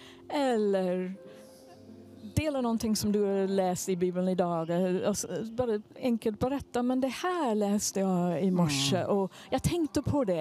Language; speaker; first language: Swedish; non-native, fluent; English